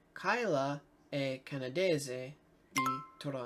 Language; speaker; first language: Italian; non-native, learner; English